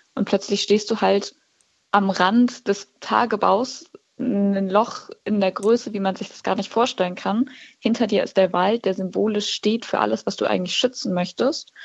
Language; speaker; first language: German; native; German